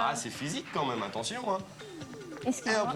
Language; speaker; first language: French; native; French